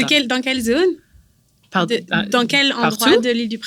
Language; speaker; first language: French; native; French